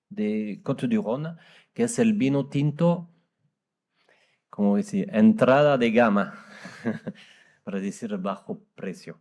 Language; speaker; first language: Spanish; non-native, fluent; French